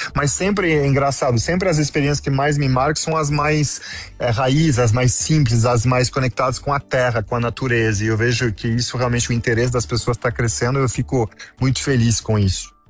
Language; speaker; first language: Portuguese; non-native, fluent; French